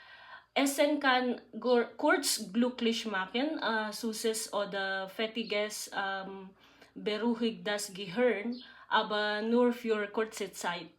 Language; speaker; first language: German; non-native, learner; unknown